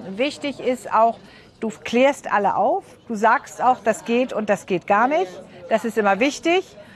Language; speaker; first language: German; native; German